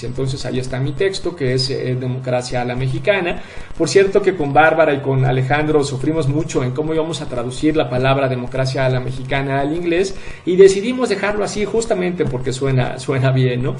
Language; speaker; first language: Spanish; native; Spanish